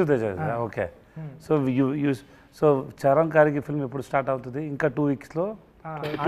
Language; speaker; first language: Telugu; non-native, learner; Tamil